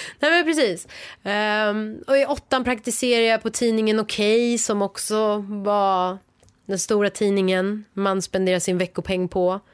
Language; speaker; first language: Swedish; early bilingual, other home language; Persian